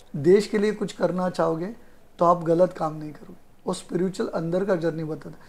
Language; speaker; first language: Hindi; non-native, local second language; Marathi